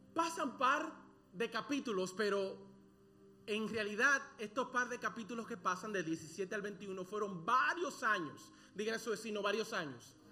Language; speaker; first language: Spanish; early bilingual, other home language; English